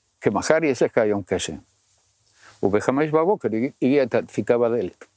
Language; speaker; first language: Hebrew; non-native, fluent; Spanish